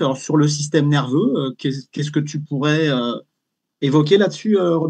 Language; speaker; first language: French; native; French